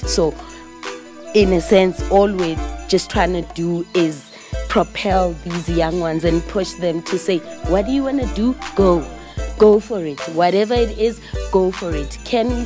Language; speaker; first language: English; non-native, local second language; Zulu